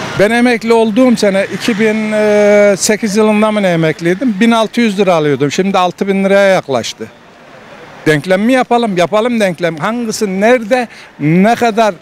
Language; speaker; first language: Turkish; native; Turkish